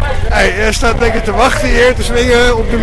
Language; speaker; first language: Dutch; native; Dutch